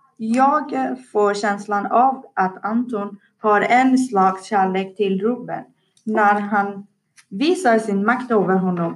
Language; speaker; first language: Swedish; non-native, learner; Persian